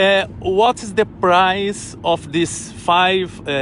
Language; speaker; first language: English; non-native, learner; Portuguese